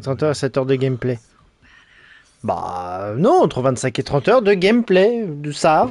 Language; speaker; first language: French; native; French